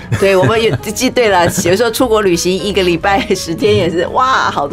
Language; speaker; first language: Chinese; native; Chinese